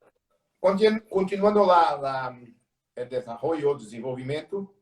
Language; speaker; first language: Spanish; non-native, learner; Portuguese